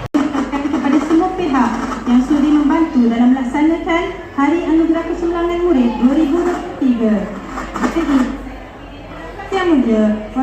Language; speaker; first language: Malay; native; Malay